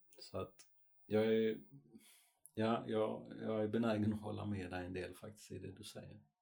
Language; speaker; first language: Swedish; native; Swedish